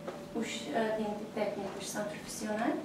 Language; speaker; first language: Portuguese; non-native, fluent; Czech